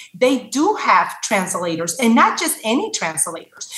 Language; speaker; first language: English; non-native, fluent; Spanish